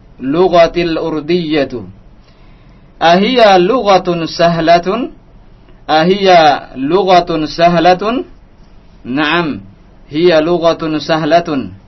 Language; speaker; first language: Arabic; non-native, fluent; Indonesian